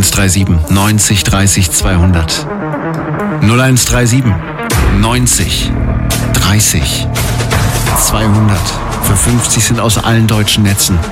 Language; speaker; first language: German; native; German